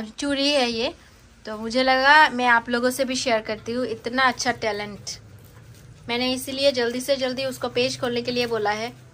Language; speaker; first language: Hindi; non-native, local second language; Bangla